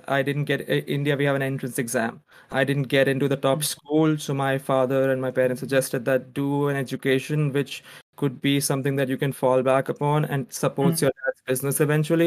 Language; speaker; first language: English; non-native, local second language; Gujarati